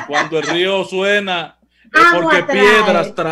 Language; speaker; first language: Spanish; native; Spanish